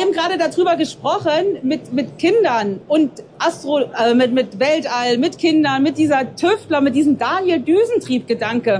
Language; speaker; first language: German; native; German